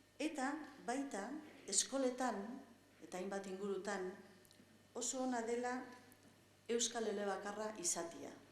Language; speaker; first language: Basque; non-native, local second language; Spanish